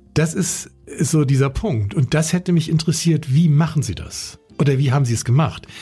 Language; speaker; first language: German; native; German